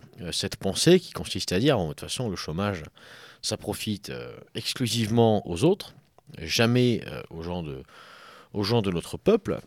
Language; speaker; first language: French; native; French